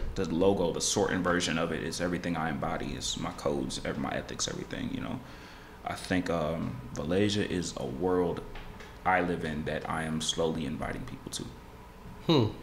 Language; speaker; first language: English; native; English